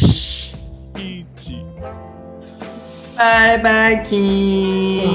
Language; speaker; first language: Japanese; non-native, learner; English